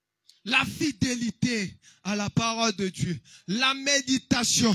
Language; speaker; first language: French; non-native, local second language; Lingala